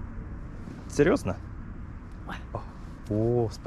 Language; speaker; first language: Russian; non-native, learner; Norwegian